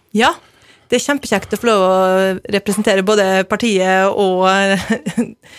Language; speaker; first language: Norwegian; native; Norwegian